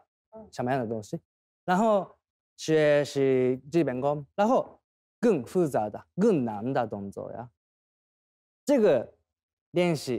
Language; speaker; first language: Chinese; non-native, learner; Thai